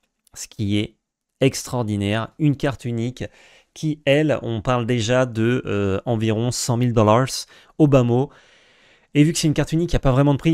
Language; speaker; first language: French; native; French